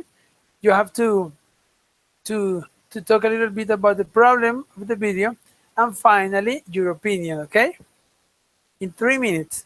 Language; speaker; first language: English; non-native, fluent; Spanish